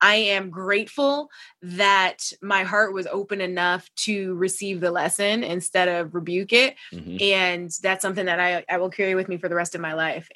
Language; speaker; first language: English; native; English